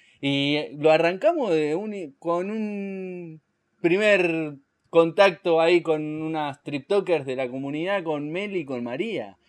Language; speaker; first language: Spanish; native; Spanish